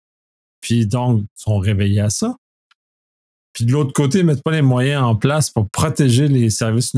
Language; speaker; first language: French; native; French